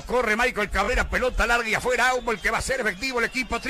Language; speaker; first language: Spanish; native; Spanish